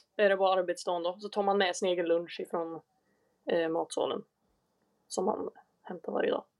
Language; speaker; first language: Swedish; native; Swedish